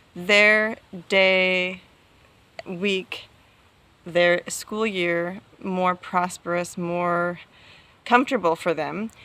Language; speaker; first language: English; native; English